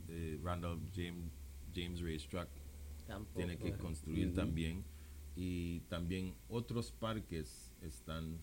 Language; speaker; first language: Spanish; non-native, local second language; English